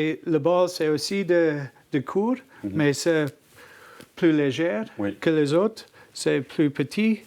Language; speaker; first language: French; non-native, learner; English